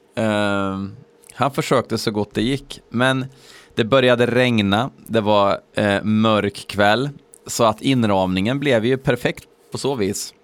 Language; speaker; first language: Swedish; native; Swedish